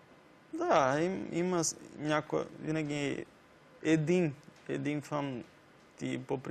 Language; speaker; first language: Bulgarian; non-native, learner; Portuguese